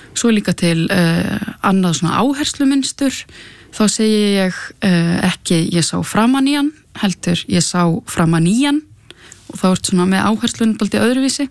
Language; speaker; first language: Icelandic; native; Icelandic